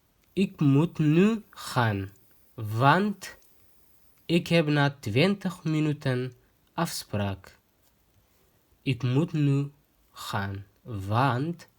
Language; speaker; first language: Dutch; non-native, learner; Tigrinya